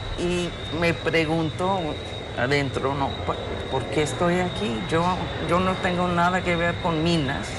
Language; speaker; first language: Spanish; non-native, fluent; English